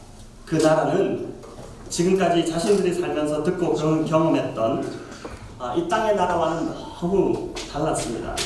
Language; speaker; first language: Korean; native; Korean